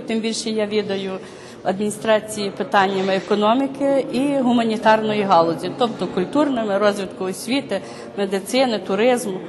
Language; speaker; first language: Ukrainian; native; Ukrainian